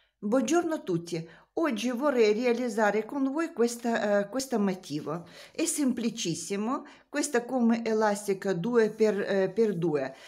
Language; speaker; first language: Italian; non-native, learner; Russian